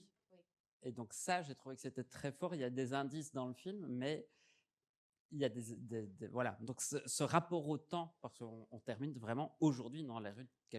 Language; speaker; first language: French; native; French